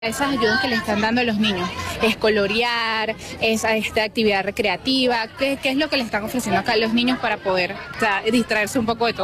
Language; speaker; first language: Spanish; native; Spanish